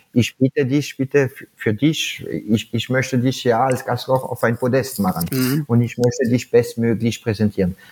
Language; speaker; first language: German; non-native, fluent; French